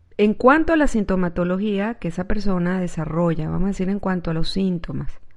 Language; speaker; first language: Spanish; native; Spanish